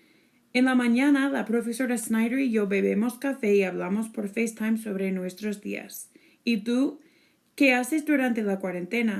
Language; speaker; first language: Spanish; non-native, fluent; English